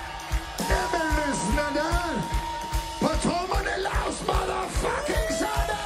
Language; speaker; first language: Swedish; non-native, learner; Danish